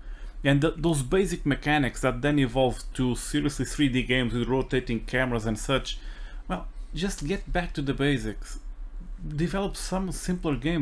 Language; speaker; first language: English; non-native, fluent; Portuguese